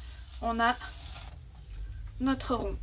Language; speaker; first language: French; native; French